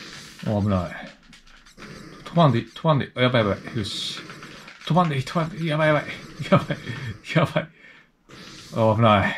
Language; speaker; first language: Japanese; native; Japanese